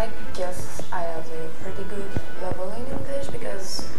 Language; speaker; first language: English; non-native, learner; French